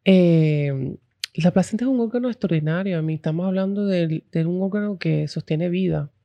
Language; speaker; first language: Spanish; early bilingual, heritage; Spanish